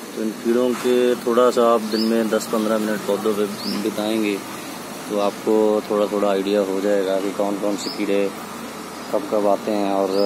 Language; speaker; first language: Hindi; native; Hindi